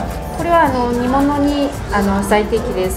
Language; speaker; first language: Japanese; non-native, fluent; Chinese